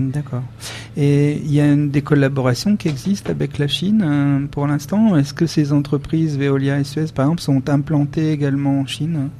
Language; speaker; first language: French; native; French